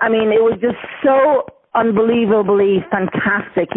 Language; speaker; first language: English; non-native, fluent; Polish